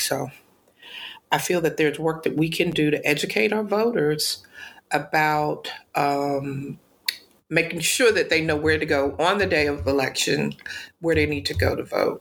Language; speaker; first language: English; native; English